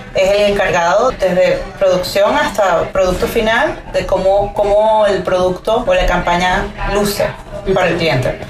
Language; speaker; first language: Spanish; native; Spanish